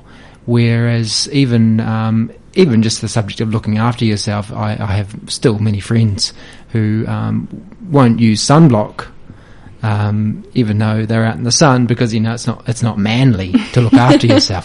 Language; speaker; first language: English; native; English